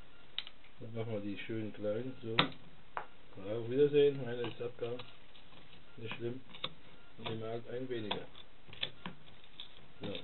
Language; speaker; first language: German; non-native, fluent; Italian